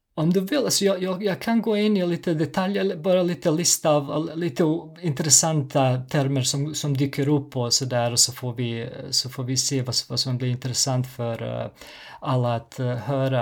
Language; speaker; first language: Swedish; non-native, fluent; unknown